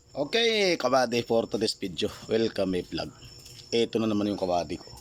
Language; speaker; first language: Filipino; non-native, local second language; Maranao